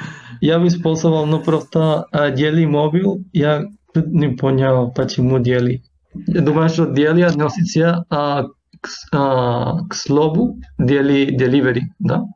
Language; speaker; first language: Russian; non-native, fluent; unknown